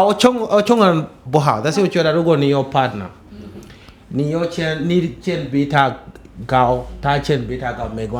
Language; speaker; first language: Chinese; non-native, learner; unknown